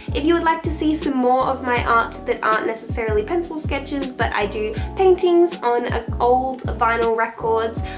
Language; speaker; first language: English; native; English